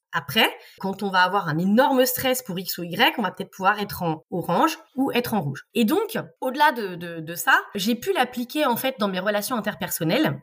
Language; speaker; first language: French; native; French